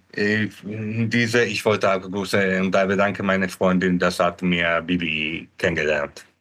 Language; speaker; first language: German; non-native, learner; Italian